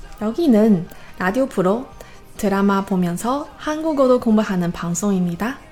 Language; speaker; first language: Korean; non-native, fluent; Chinese